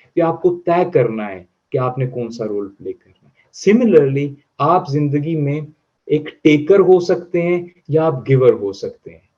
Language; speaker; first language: Urdu; native; Urdu